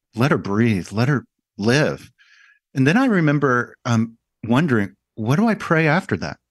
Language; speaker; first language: English; native; English